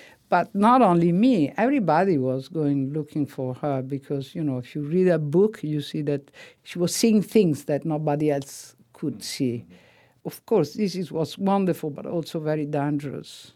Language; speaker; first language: English; non-native, fluent; Italian